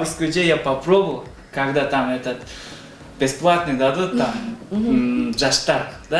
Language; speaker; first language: Russian; non-native, learner; Uzbek